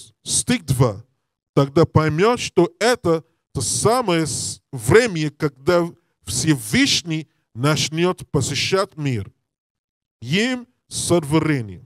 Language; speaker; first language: Russian; non-native, learner; English